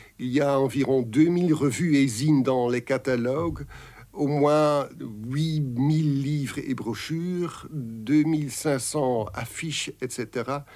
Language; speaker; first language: French; non-native, local second language; Dutch